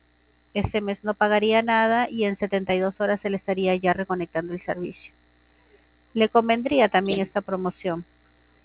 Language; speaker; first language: Spanish; native; Spanish